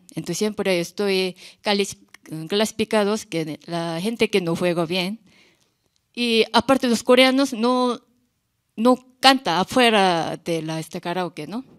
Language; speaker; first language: Spanish; non-native, learner; Korean